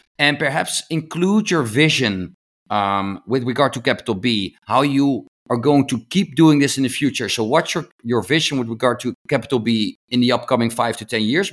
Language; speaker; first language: English; non-native, fluent; Dutch